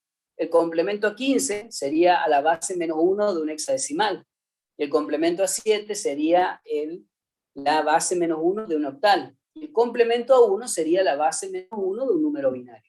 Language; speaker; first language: Spanish; native; Spanish